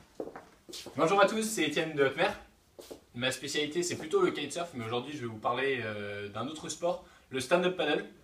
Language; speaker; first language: French; native; French